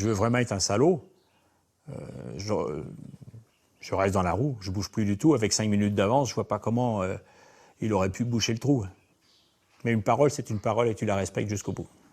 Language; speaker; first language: French; native; French